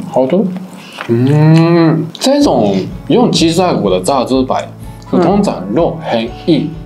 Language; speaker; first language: Chinese; non-native, fluent; Japanese